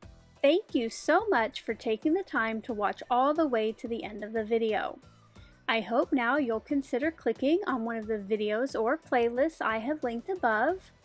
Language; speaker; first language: English; native; English